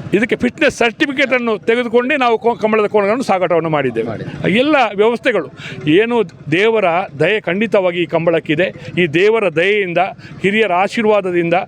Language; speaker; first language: Kannada; non-native, local second language; Tulu